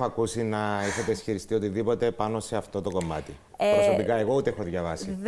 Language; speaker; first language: Greek; native; Greek